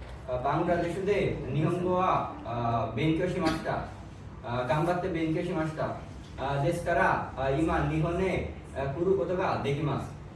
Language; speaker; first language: Japanese; non-native, learner; Bangla